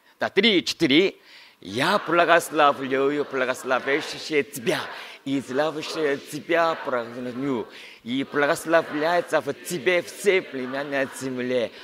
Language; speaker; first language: Russian; non-native, learner; Korean